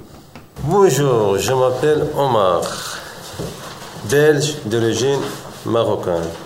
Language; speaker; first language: French; non-native, learner; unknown